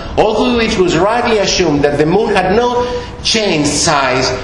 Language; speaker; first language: English; non-native, fluent; Greek